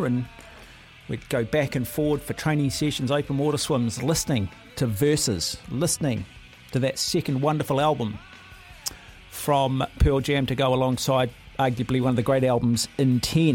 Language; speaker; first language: English; native; English